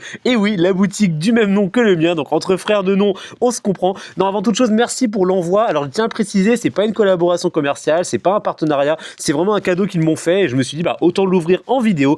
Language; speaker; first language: French; native; French